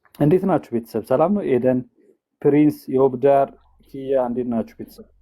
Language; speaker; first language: Amharic; native; Amharic